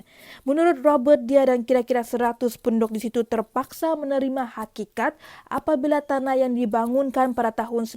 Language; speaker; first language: Malay; native; Malay